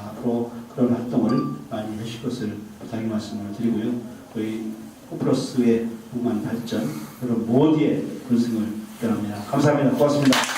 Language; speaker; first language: Korean; native; Korean